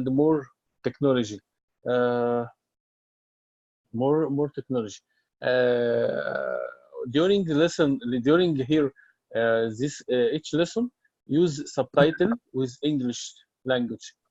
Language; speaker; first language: English; non-native, learner; Arabic